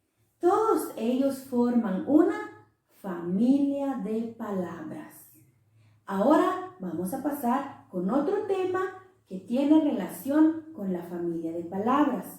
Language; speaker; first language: Spanish; non-native, local second language; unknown